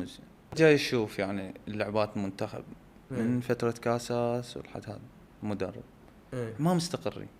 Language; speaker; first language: Arabic; native; Arabic